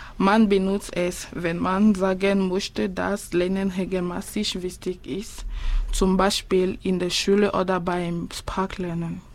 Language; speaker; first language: German; non-native, learner; French